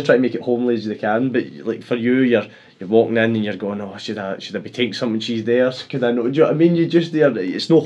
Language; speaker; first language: English; native; English